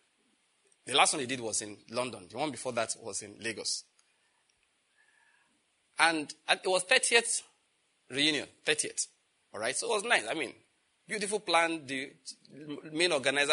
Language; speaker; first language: English; non-native, local second language; Yoruba